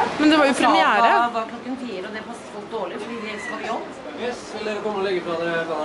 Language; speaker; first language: Norwegian; native; Norwegian